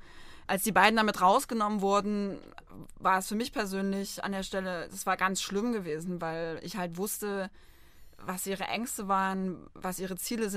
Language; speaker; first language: German; native; German